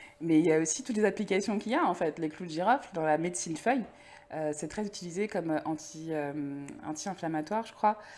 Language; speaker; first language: French; native; French